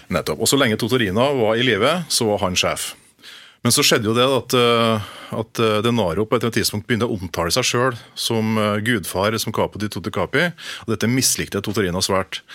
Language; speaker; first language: Norwegian; native; Norwegian